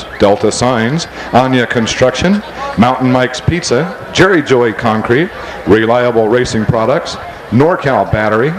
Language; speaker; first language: English; native; English